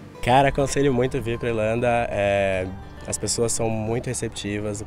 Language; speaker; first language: Portuguese; native; Portuguese